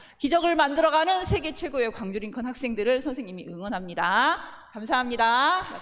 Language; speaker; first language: Korean; native; Korean